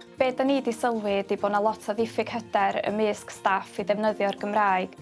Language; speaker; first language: Welsh; native; Welsh